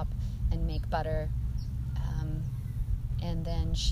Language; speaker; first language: English; native; English